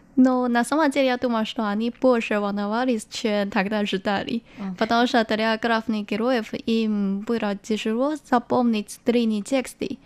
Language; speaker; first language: Russian; non-native, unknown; Chinese